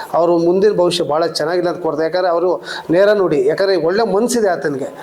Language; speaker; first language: Kannada; native; Kannada